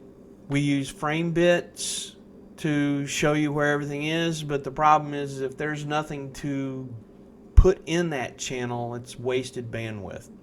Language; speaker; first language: English; native; English